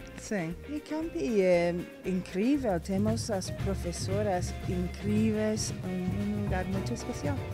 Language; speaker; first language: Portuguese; non-native, fluent; Spanish